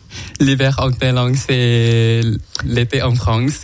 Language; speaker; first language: French; non-native, learner; Thai